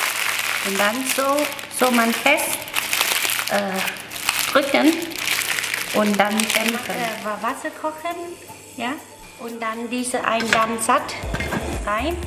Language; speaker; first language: German; non-native, learner; Vietnamese